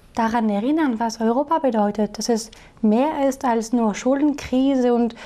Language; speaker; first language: German; non-native, fluent; French